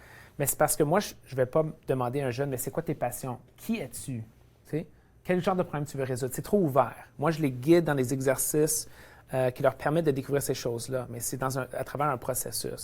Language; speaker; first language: French; native; French